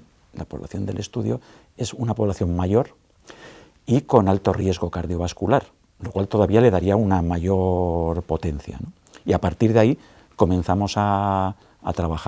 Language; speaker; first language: Spanish; native; Spanish